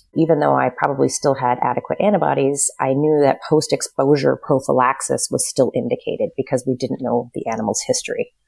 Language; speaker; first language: English; native; English